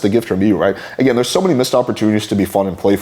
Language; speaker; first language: English; native; English